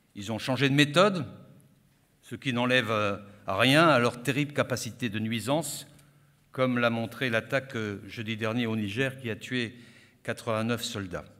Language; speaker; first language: French; native; French